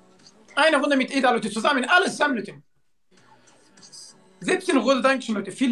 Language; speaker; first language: German; non-native, learner; Turkish